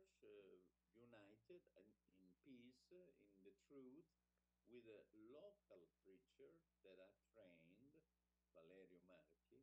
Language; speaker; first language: English; non-native, fluent; Italian